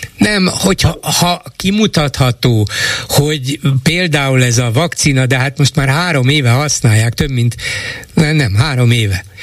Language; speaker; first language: Hungarian; native; Hungarian